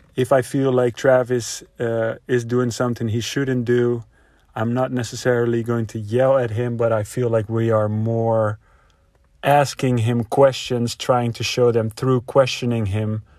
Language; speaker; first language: English; non-native, fluent; Dutch